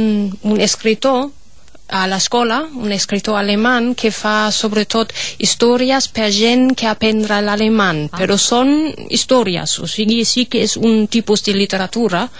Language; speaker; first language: Catalan; non-native, fluent; German